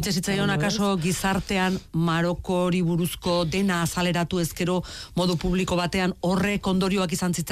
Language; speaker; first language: Basque; native; Basque